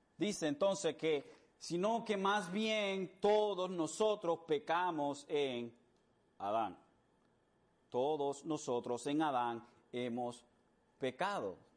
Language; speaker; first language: Spanish; early bilingual, heritage; Spanish